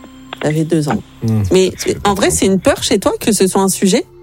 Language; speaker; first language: French; native; French